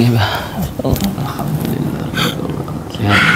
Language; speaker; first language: Indonesian; non-native, local second language; Javanese